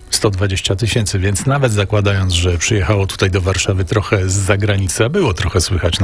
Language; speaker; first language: Polish; native; Polish